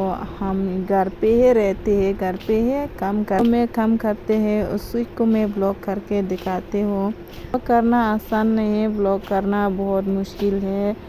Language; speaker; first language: Hindi; non-native, local second language; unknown